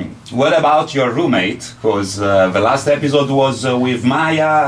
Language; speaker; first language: English; non-native, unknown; Italian